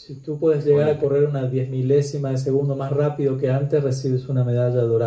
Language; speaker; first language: Spanish; native; Spanish